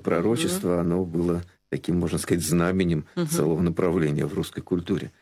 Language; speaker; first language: Russian; native; Russian